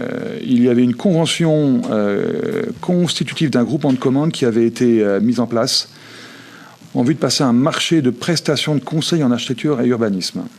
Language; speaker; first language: French; native; French